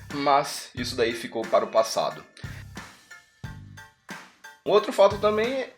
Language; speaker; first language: Portuguese; native; Portuguese